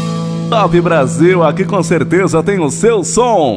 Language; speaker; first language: Portuguese; native; Portuguese